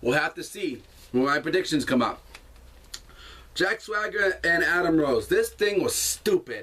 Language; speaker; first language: English; native; English